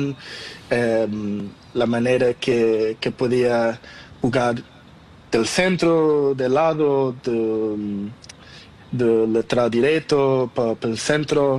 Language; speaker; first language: Spanish; non-native, learner; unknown